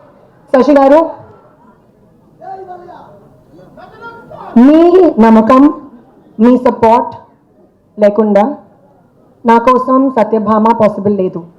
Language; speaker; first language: Telugu; non-native, local second language; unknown